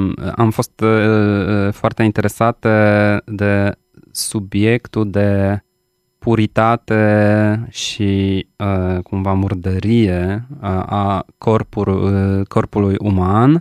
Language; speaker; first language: Romanian; non-native, fluent; Polish